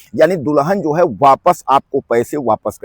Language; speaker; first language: Hindi; native; Hindi